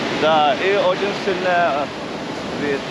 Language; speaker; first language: Russian; non-native, learner; Hindi